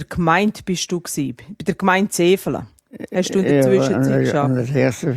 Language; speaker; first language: German; native; German